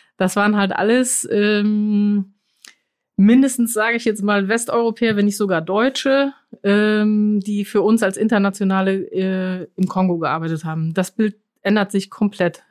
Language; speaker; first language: German; non-native, fluent; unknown